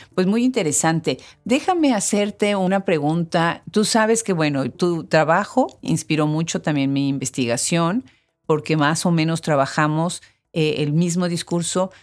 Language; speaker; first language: Spanish; native; Spanish